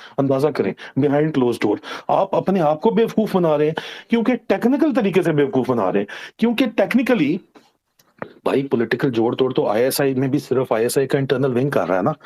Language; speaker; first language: Urdu; non-native, local second language; Punjabi